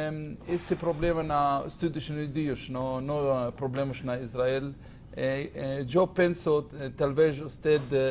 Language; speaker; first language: Spanish; non-native, learner; Hebrew